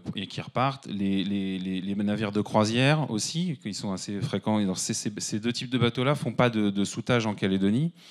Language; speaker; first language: French; native; French